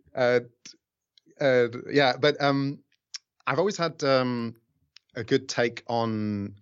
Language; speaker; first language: English; native; English